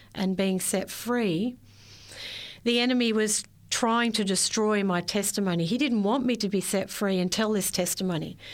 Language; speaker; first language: English; native; English